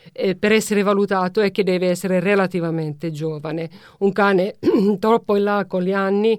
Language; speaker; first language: Italian; non-native, fluent; Finnish